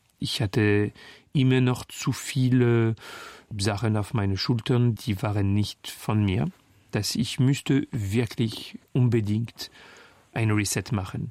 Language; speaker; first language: German; non-native, fluent; French